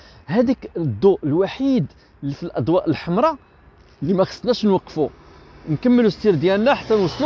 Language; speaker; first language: Arabic; native; Arabic